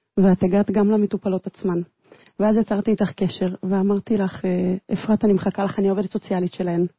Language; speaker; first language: Hebrew; early bilingual, other home language; Russian